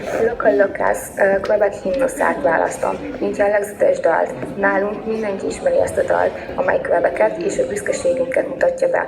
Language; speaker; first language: Hungarian; non-native, learner; French